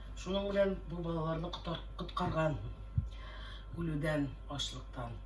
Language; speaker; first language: Tatar; native; Tatar